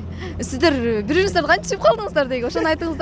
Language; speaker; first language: Kyrgyz; native; Kyrgyz